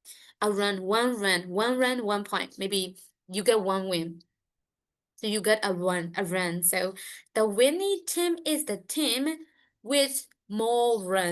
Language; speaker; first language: English; non-native, fluent; Burmese